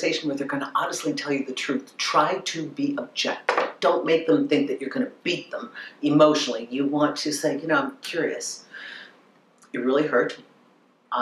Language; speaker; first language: English; native; English